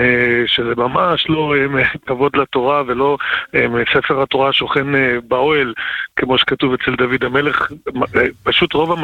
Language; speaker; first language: Hebrew; native; Hebrew